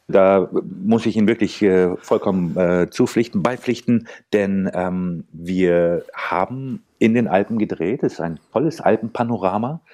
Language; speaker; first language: German; early bilingual, other home language; Turkish